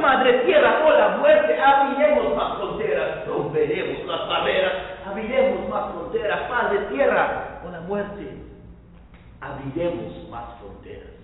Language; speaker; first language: Spanish; early bilingual, heritage; Spanish